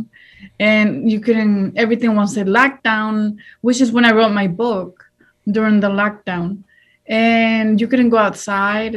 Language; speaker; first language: English; early bilingual, other home language; Spanish